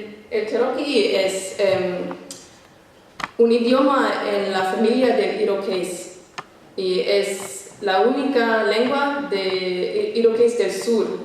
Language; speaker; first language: Spanish; non-native, fluent; English